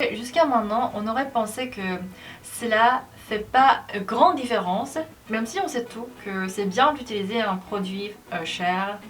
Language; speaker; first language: French; non-native, learner; Korean